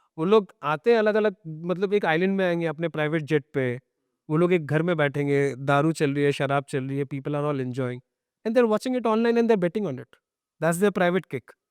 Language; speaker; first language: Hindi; non-native, local second language; Bangla